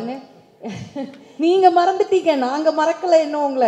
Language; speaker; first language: Tamil; native; Tamil